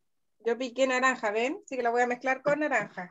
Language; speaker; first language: Spanish; native; Spanish